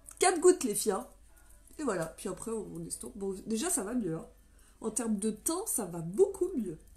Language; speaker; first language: French; native; French